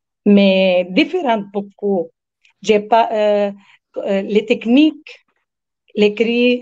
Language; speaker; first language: French; non-native, learner; Arabic